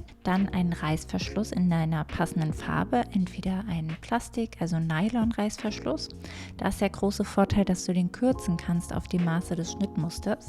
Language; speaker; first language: German; native; German